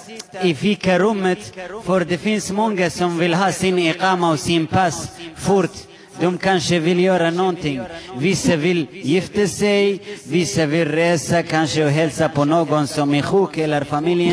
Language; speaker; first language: Swedish; non-native, local second language; Arabic